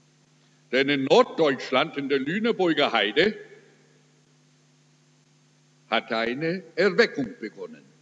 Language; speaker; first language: German; early bilingual, heritage; German